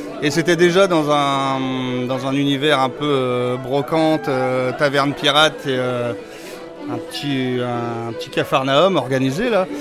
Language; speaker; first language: French; native; French